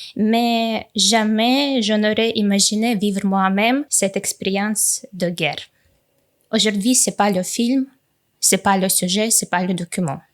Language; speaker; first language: French; non-native, fluent; Russian